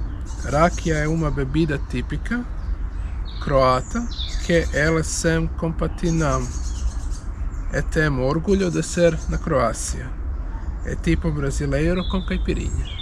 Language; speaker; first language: Portuguese; non-native, learner; Croatian